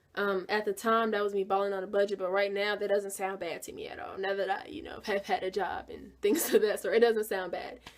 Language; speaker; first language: English; native; English